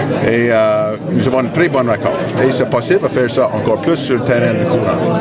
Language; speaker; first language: French; non-native, fluent; English